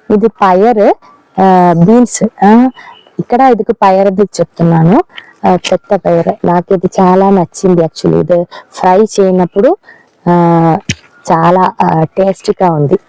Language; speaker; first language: Telugu; non-native, learner; Malayalam